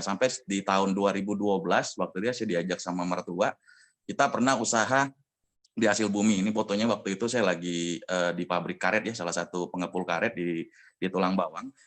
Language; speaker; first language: Indonesian; native; Indonesian